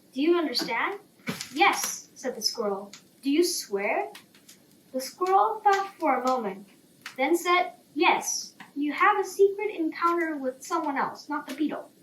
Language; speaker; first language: English; non-native, fluent; Korean